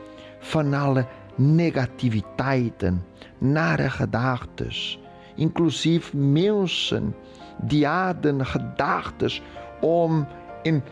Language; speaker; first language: Dutch; non-native, fluent; Portuguese